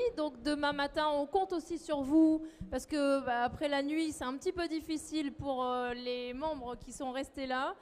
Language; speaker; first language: French; native; French